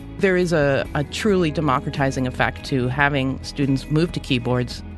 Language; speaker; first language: English; native; English